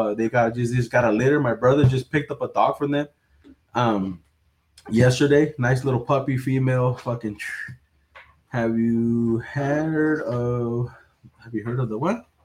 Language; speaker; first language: English; early bilingual, other home language; Spanish